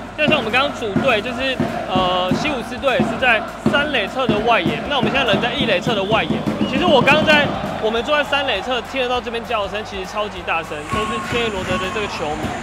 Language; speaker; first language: Chinese; native; Chinese